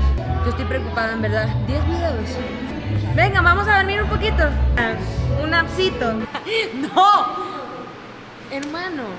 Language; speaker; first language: Spanish; early bilingual, other home language; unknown